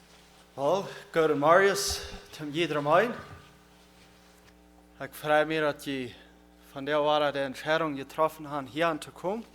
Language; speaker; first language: German; non-native, learner; Plautdietsch